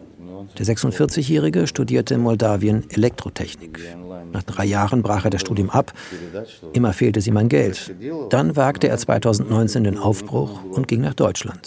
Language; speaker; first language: German; native; German